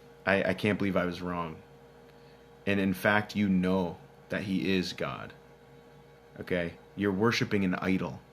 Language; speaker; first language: English; native; English